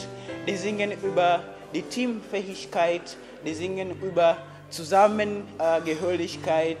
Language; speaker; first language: German; non-native, fluent; Swahili